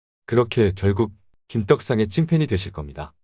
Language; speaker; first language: Korean; native; Korean